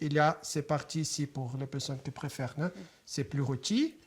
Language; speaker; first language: French; non-native, fluent; Portuguese